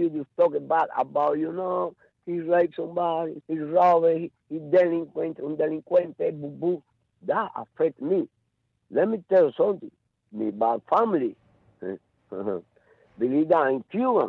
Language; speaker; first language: English; non-native, learner; Spanish